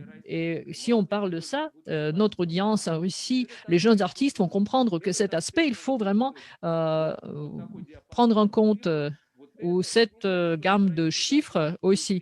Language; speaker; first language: French; non-native, fluent; Russian